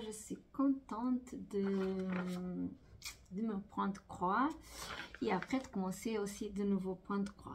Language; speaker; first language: French; non-native, fluent; Portuguese